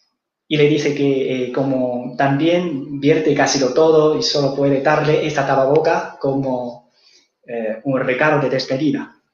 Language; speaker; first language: Spanish; non-native, fluent; Chinese